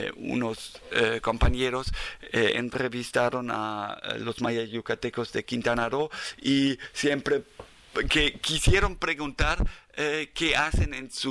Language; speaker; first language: Spanish; non-native, fluent; German